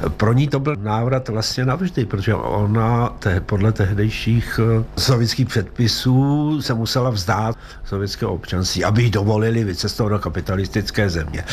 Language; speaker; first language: Czech; early bilingual, other home language; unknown